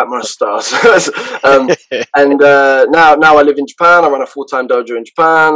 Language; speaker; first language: English; native; English